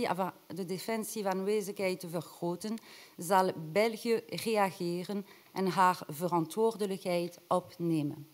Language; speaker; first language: Dutch; non-native, local second language; French